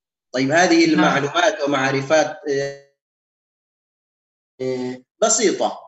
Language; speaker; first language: Arabic; non-native, fluent; Indonesian